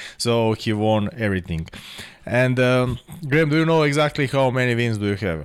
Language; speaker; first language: English; non-native, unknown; Serbian